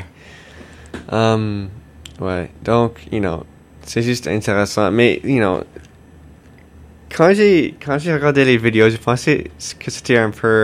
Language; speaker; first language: French; non-native, local second language; English